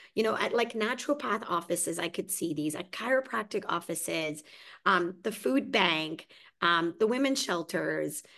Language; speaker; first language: English; early bilingual, other home language; Hungarian